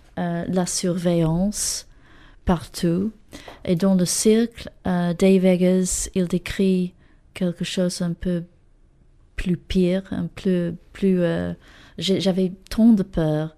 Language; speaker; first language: French; non-native, fluent; English